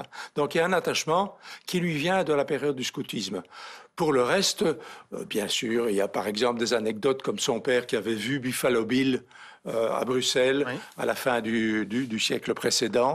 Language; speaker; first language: French; native; French